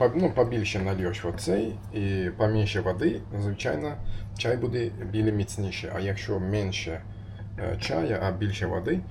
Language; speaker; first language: Ukrainian; non-native, learner; Turkish